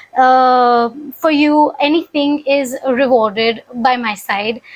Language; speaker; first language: English; non-native, local second language; Punjabi